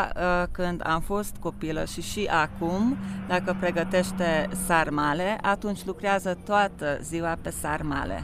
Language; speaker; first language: Romanian; non-native, local second language; Hungarian